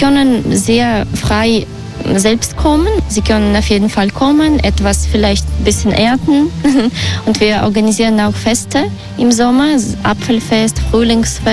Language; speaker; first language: German; non-native, learner; Russian